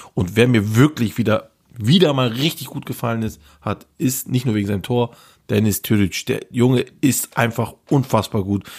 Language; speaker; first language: German; early bilingual, other home language; Turkish